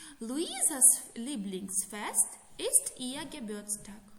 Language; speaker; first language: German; non-native, fluent; Ukrainian